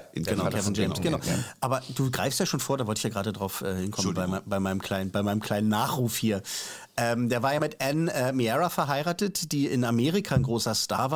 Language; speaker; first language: German; native; German